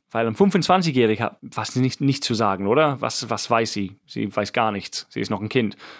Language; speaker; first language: German; non-native, fluent; English